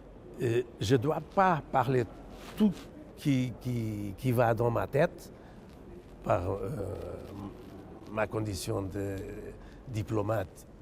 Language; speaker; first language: French; non-native, fluent; Portuguese